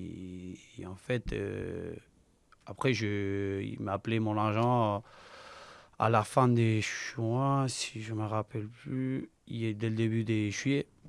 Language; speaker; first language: French; non-native, learner; Spanish